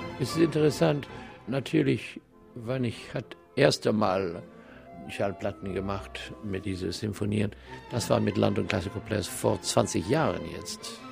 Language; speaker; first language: German; non-native, learner; English